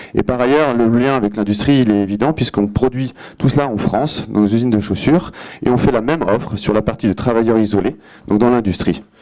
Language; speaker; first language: French; native; French